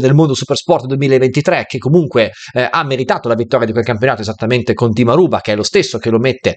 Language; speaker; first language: Italian; native; Italian